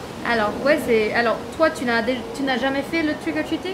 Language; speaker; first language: French; non-native, fluent; English